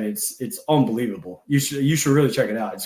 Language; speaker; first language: English; native; English